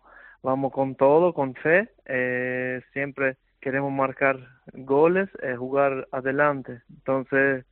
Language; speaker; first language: Spanish; non-native, fluent; Albanian